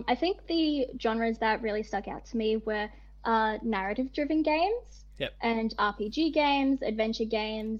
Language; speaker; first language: English; native; English